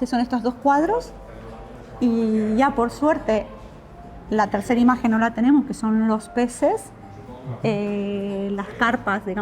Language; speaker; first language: Spanish; native; Spanish